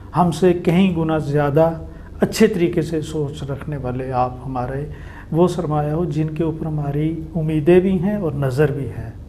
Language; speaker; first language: Hindi; native; Hindi